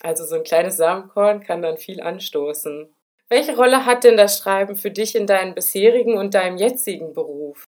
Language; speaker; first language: German; native; German